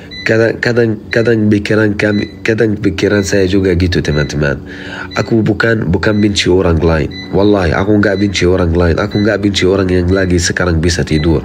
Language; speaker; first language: Indonesian; non-native, fluent; Arabic